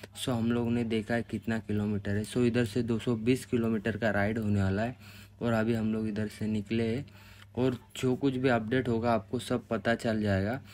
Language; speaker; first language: Hindi; non-native, local second language; Marathi